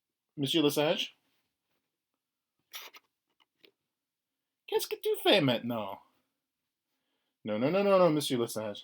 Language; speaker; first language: French; non-native, fluent; English